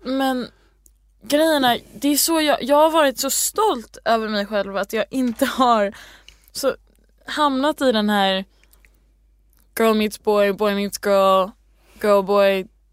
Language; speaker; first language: Swedish; early bilingual, other home language; English